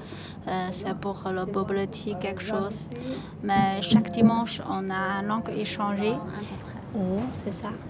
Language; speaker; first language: French; non-native, learner; Chinese